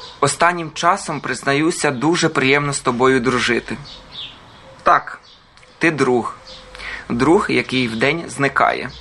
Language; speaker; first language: Ukrainian; early bilingual, heritage; Croatian